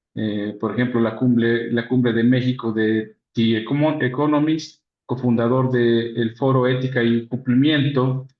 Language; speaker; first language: Spanish; native; Spanish